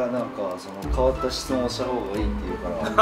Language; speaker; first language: Japanese; native; Japanese